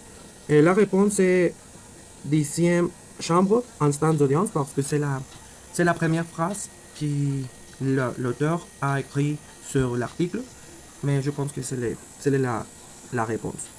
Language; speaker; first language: French; non-native, learner; Spanish